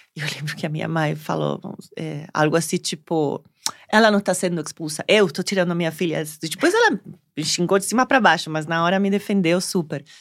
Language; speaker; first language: Portuguese; non-native, fluent; Spanish